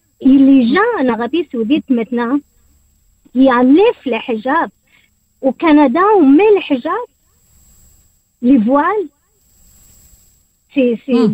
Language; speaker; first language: French; non-native, learner; Arabic